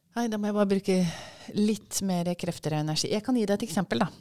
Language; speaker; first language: Norwegian; early bilingual, other home language; English